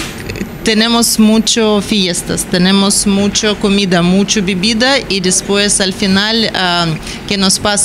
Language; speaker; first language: Spanish; non-native, learner; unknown